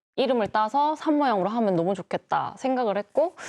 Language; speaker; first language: Korean; native; Korean